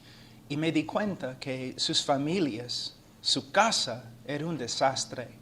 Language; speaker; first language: Spanish; non-native, fluent; English